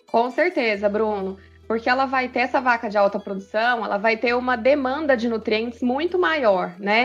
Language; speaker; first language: Portuguese; native; Portuguese